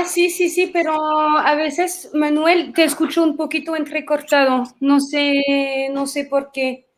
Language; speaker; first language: Spanish; non-native, fluent; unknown